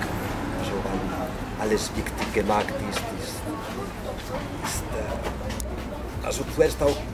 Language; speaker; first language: German; non-native, learner; Italian